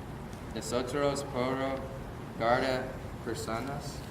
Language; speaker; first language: Spanish; non-native, learner; English